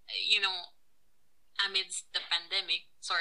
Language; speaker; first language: English; non-native, local second language; Filipino